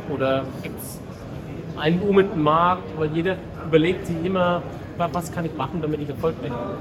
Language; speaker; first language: German; native; German